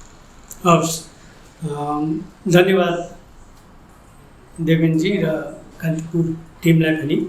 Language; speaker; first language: Nepali; native; Nepali